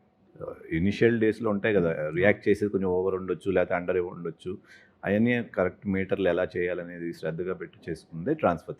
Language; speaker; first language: Telugu; native; Telugu